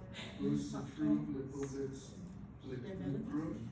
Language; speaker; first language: French; non-native, learner; English